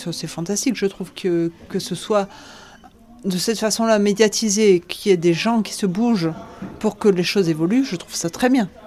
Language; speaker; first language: French; native; French